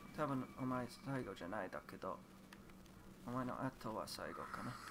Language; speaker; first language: Japanese; non-native, learner; English